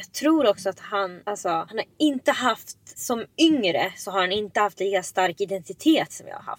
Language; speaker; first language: Swedish; native; Swedish